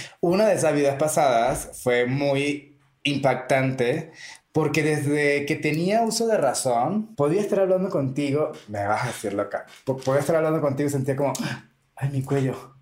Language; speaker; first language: Spanish; native; Spanish